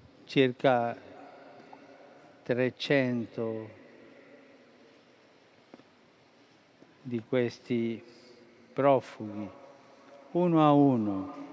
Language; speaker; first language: Italian; non-native, fluent; Spanish